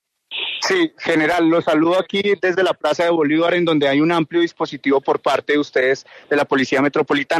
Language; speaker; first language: Spanish; native; Spanish